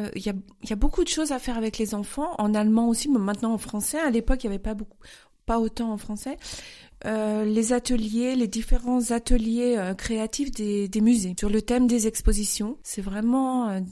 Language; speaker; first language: French; native; French